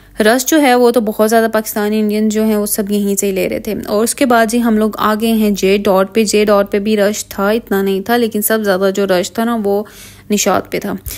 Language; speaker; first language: Urdu; non-native, local second language; Punjabi